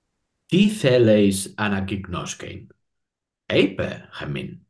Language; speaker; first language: Greek; non-native, learner; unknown